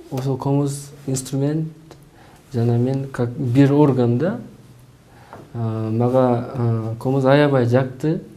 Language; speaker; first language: Kyrgyz; non-native, learner; Korean